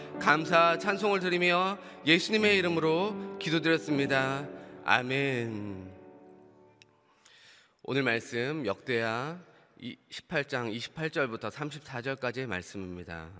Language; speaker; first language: Korean; native; Korean